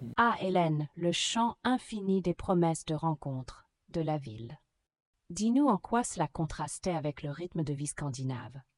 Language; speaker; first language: French; native; French